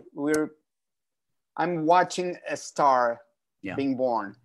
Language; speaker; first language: English; non-native, fluent; Spanish